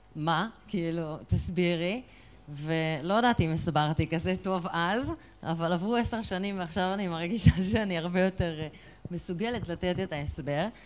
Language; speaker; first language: Hebrew; native; Hebrew